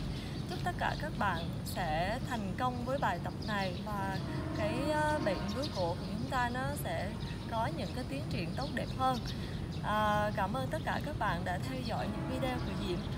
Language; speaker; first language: Vietnamese; native; Vietnamese